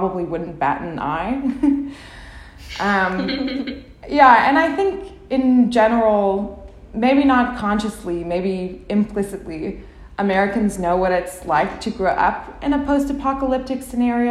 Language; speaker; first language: English; native; English